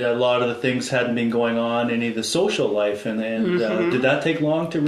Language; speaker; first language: English; native; English